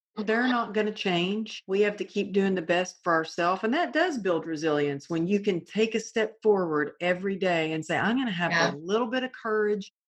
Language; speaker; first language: English; native; English